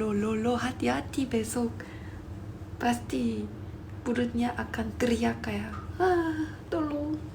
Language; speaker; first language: Indonesian; non-native, fluent; Korean